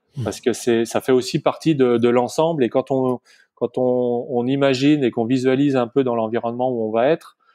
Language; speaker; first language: French; native; French